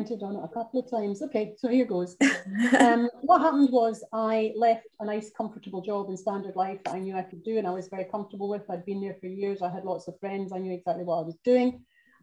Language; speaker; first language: English; native; English